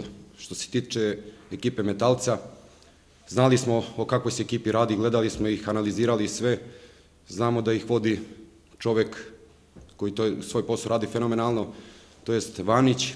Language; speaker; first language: Serbian; native; Serbian